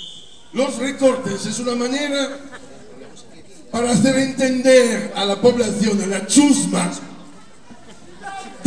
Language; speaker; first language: Spanish; non-native, fluent; Italian